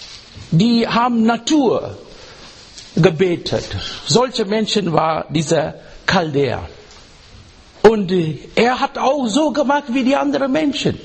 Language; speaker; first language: German; non-native, learner; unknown